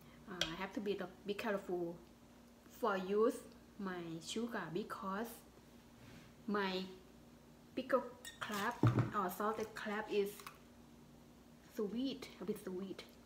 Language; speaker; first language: English; non-native, learner; Thai